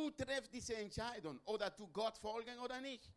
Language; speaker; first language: German; non-native, learner; Spanish